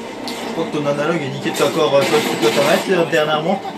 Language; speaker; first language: French; native; French